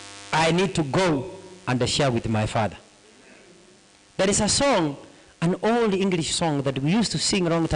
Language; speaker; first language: English; non-native, local second language; Gusii